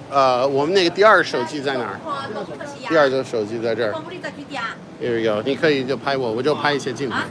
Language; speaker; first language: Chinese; non-native, fluent; English